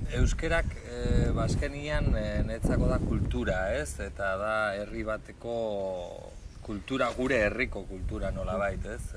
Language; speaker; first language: Basque; non-native, local second language; Spanish